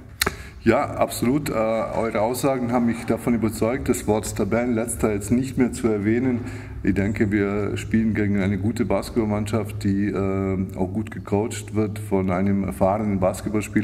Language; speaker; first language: German; native; German